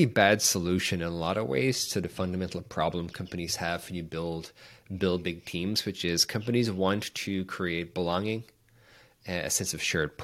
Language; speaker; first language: English; native; English